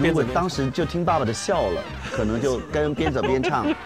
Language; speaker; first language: Chinese; native; Chinese